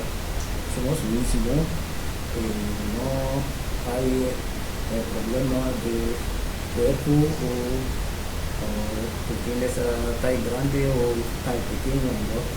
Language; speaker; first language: Spanish; non-native, learner; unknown